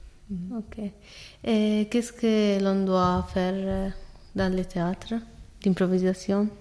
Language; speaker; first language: French; non-native, learner; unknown